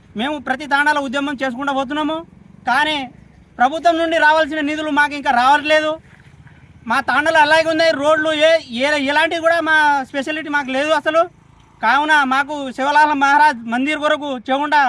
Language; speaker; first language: Telugu; non-native, local second language; Lambadi